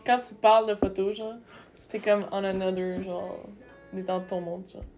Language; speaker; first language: French; native; French